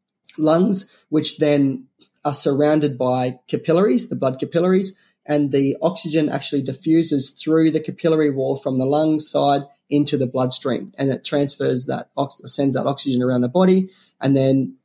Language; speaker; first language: English; native; English